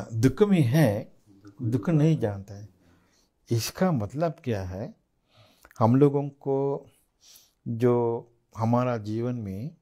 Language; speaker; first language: Hindi; non-native, fluent; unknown